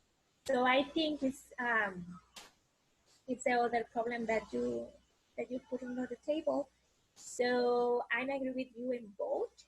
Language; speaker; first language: English; non-native, learner; Spanish